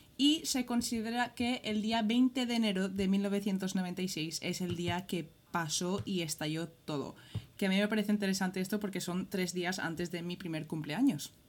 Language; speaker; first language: Spanish; early bilingual, other home language; English